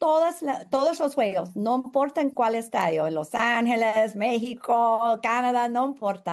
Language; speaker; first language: Spanish; non-native, fluent; English